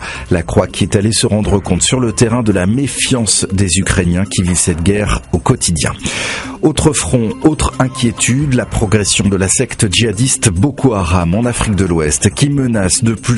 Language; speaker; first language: French; native; French